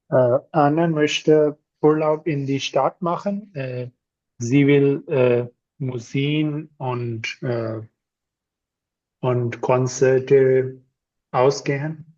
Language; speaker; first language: German; non-native, learner; Urdu